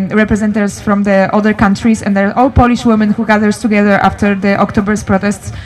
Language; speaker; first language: English; non-native, learner; Polish